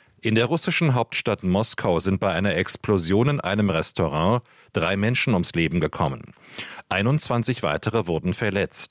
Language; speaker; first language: German; native; German